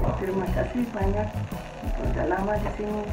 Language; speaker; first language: Indonesian; non-native, learner; Amharic